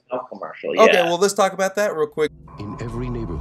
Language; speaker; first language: English; native; English